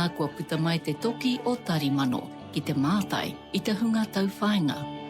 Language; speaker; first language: Māori; native; Māori